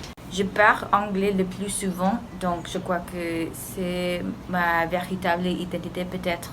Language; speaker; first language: French; non-native, learner; English